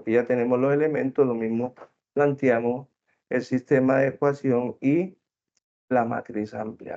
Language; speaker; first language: Spanish; native; Spanish